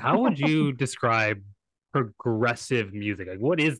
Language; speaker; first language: English; native; English